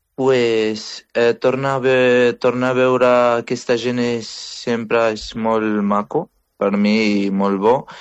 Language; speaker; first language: Catalan; non-native, learner; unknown